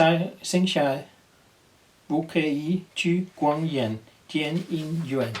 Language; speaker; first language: Chinese; non-native, learner; Danish